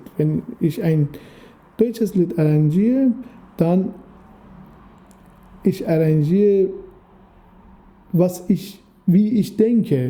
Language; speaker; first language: German; non-native, fluent; Persian